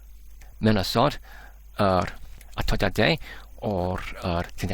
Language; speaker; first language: Welsh; non-native, fluent; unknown